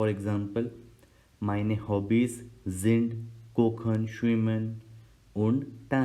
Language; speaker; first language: German; non-native, fluent; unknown